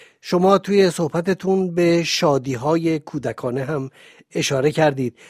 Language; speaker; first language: Persian; native; Persian